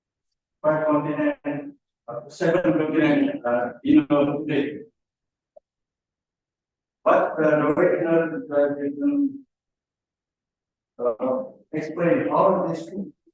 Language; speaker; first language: English; non-native, learner; Indonesian